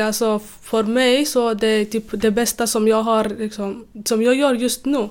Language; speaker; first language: Swedish; non-native, fluent; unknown